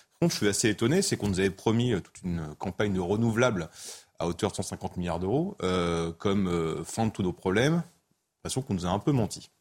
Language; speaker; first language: French; native; French